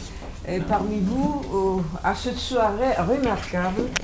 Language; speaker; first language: French; non-native, fluent; Georgian